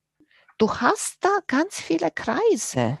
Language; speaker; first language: German; non-native, fluent; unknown